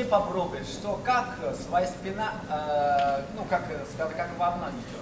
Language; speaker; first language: Russian; non-native, learner; Chinese